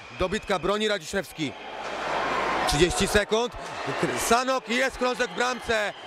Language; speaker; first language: Polish; native; Polish